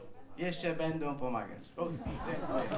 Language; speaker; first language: Polish; non-native, learner; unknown